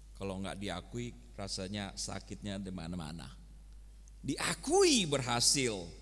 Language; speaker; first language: Indonesian; native; Indonesian